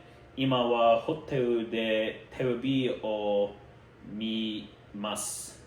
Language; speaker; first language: Japanese; non-native, learner; English